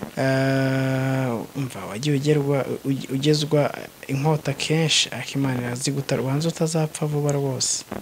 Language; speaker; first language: Kinyarwanda; native; Kinyarwanda